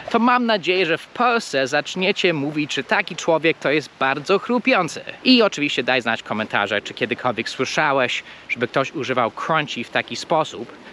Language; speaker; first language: Polish; non-native, fluent; English